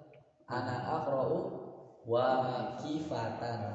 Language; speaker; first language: Arabic; non-native, fluent; Indonesian